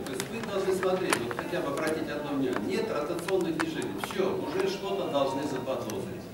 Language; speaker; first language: Russian; native; Russian